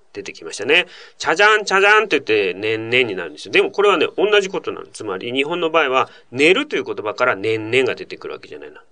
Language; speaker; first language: Japanese; native; Japanese